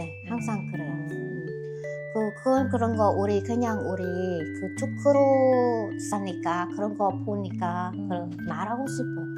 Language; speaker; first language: Korean; non-native, learner; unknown